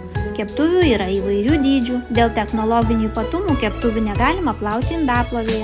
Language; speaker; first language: Lithuanian; native; Lithuanian